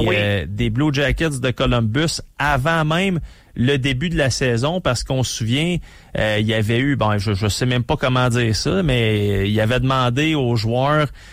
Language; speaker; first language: French; native; French